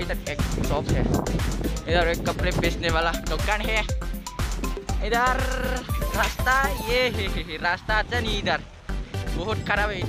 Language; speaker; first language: Hindi; non-native, local second language; Bodo